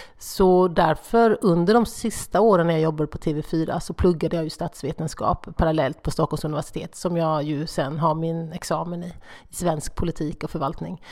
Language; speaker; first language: Swedish; native; Swedish